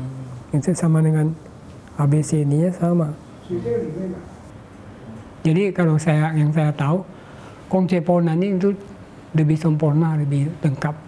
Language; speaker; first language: Indonesian; non-native, local second language; Min Nan Chinese